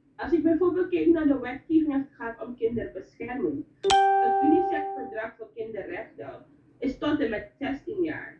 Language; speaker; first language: Dutch; native; Dutch